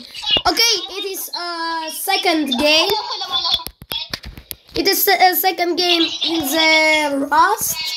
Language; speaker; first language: English; non-native, learner; Russian